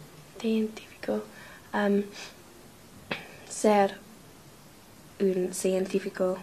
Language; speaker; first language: Spanish; non-native, learner; English